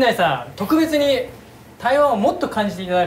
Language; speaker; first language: Japanese; native; Japanese